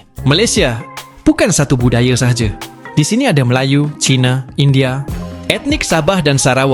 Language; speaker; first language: Malay; native; Malay